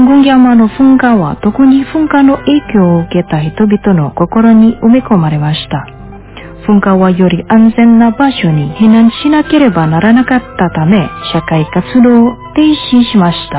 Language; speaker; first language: Japanese; non-native, fluent; Indonesian